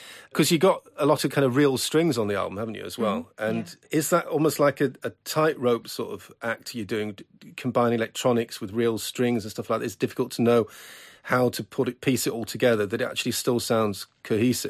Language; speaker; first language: English; native; English